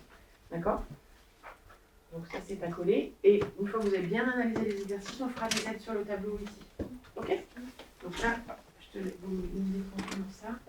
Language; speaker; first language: French; native; French